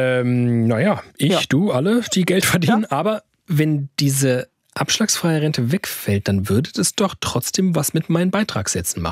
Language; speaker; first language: German; native; German